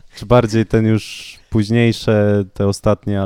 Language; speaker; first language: Polish; native; Polish